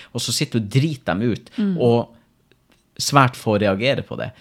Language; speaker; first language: Norwegian; native; Norwegian